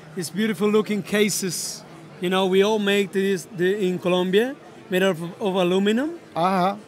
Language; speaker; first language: English; non-native, fluent; Spanish